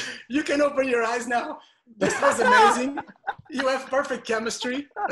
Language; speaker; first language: English; non-native, fluent; Portuguese